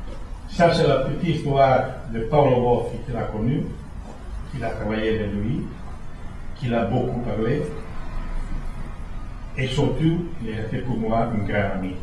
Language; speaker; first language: French; non-native, fluent; Italian